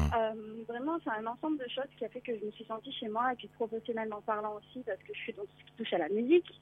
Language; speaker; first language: French; native; French